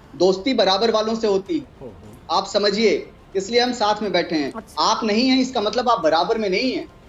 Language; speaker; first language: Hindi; native; Hindi